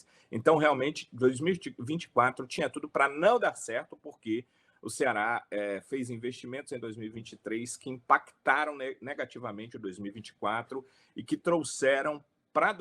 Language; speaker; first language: Portuguese; native; Portuguese